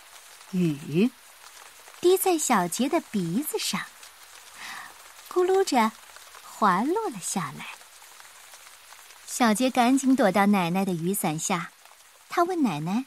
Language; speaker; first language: Chinese; native; Chinese